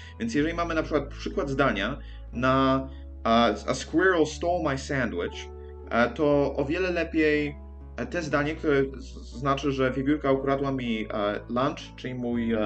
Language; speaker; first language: Polish; early bilingual, heritage; English